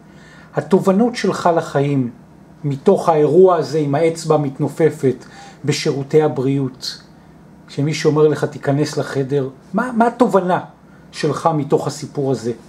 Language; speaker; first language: Hebrew; native; Hebrew